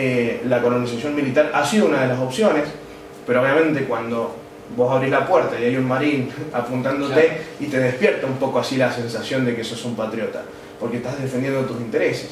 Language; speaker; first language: Spanish; native; Spanish